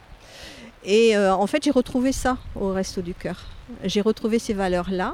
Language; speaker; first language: French; native; French